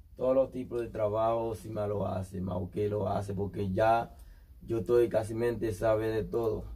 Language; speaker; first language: Spanish; non-native, learner; Haitian Creole